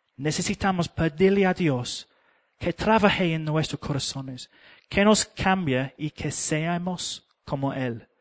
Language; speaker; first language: Spanish; non-native, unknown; English